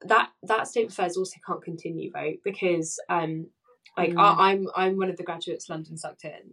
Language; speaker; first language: English; native; English